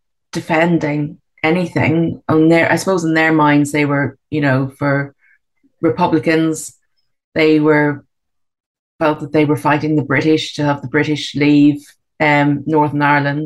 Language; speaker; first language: English; native; English